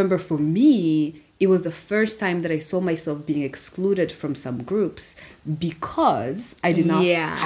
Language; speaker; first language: English; non-native, local second language; Kinyarwanda